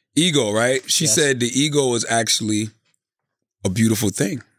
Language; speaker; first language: English; native; English